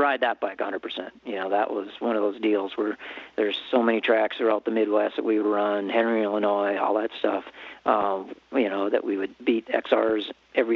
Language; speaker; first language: English; native; English